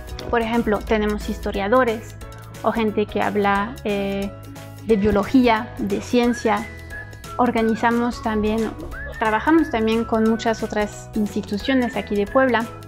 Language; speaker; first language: Spanish; non-native, fluent; French